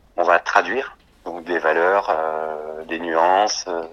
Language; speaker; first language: French; native; French